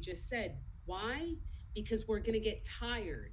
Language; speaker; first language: English; native; English